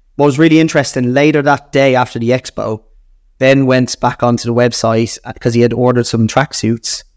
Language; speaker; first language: English; native; English